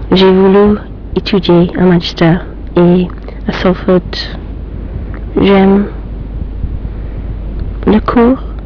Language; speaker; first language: French; non-native, learner; English